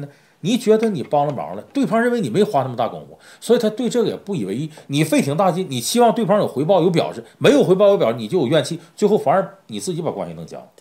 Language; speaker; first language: Chinese; native; Chinese